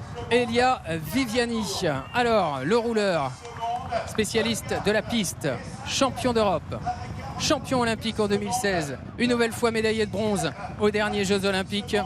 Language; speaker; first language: French; native; French